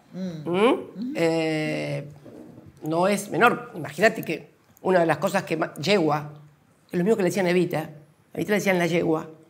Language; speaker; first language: Spanish; native; Spanish